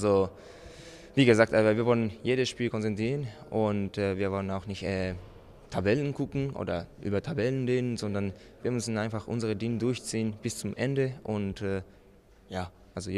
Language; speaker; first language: German; non-native, fluent; Japanese